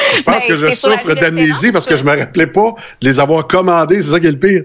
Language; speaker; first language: French; native; French